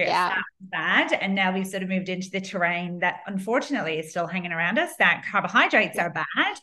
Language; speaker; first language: English; native; English